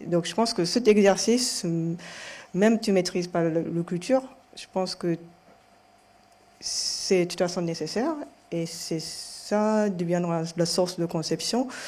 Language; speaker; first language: French; non-native, fluent; Japanese